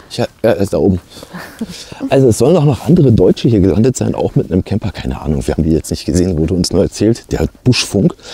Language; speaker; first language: German; native; German